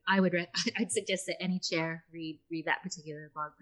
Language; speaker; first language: English; native; English